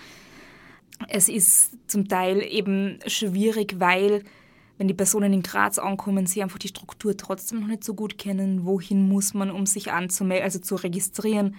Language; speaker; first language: German; native; German